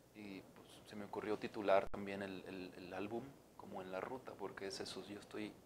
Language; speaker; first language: Spanish; native; Spanish